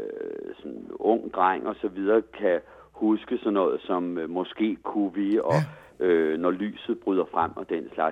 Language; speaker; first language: Danish; native; Danish